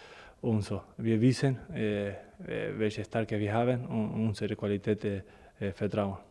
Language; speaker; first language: German; non-native, learner; Spanish